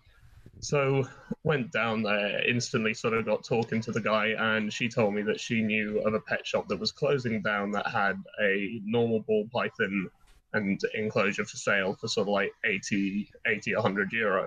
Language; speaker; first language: English; native; English